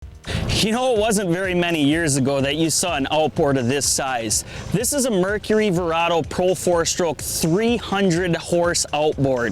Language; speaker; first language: English; native; English